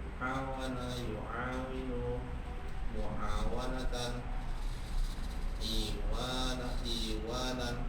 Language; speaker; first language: Arabic; non-native, learner; Indonesian